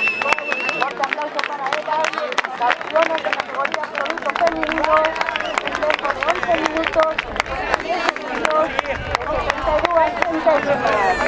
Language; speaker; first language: Spanish; non-native, local second language; Galician